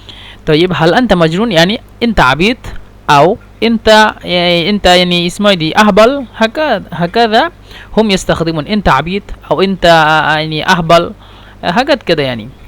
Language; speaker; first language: Arabic; non-native, fluent; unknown